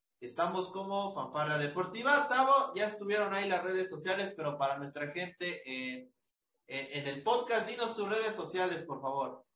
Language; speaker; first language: Spanish; native; Spanish